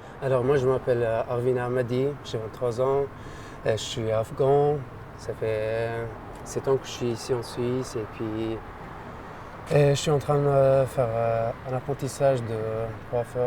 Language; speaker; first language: French; non-native, fluent; Persian